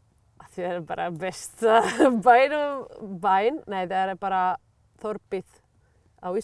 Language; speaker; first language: Icelandic; non-native, learner; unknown